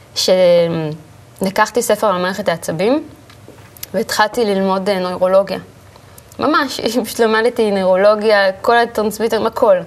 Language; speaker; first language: Hebrew; native; Hebrew